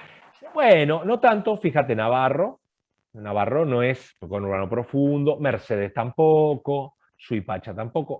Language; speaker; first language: Spanish; native; Spanish